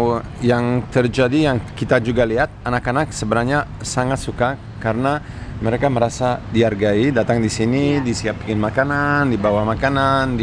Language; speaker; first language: Indonesian; non-native, learner; Italian